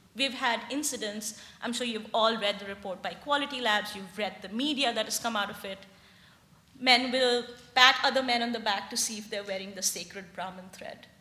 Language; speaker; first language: English; non-native, local second language; Hindi